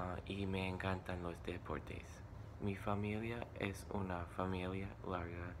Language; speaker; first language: Spanish; non-native, learner; English